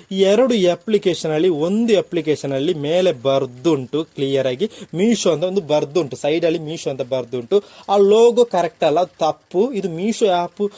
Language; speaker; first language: Kannada; non-native, local second language; Tulu